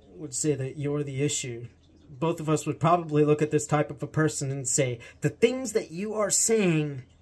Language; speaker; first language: English; native; English